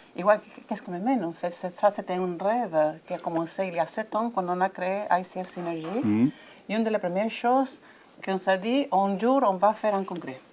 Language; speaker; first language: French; non-native, fluent; Spanish